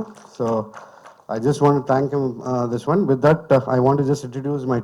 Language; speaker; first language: Telugu; native; Telugu